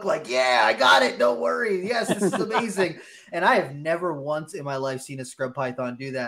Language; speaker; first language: English; native; English